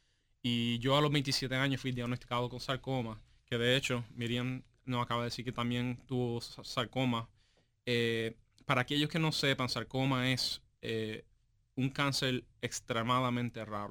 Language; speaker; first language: Spanish; native; Spanish